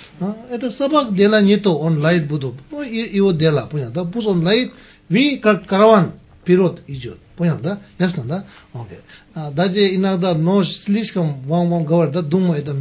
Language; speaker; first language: Russian; non-native, learner; Tibetan